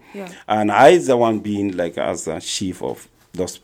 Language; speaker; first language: English; non-native, learner; Arabic